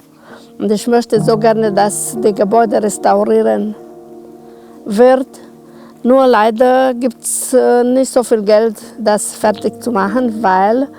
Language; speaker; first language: German; non-native, local second language; Romanian